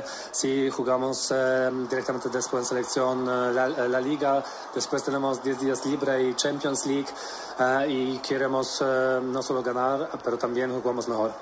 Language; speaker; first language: Spanish; non-native, learner; Polish